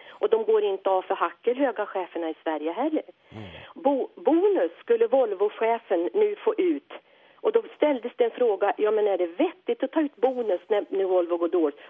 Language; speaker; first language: Swedish; native; Swedish